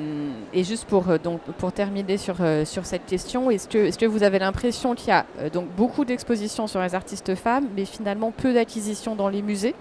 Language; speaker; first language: French; native; French